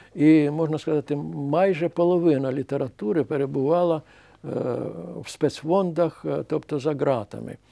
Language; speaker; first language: Ukrainian; native; Ukrainian